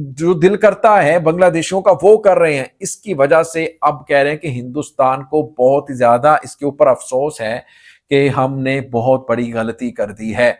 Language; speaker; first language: Urdu; native; Urdu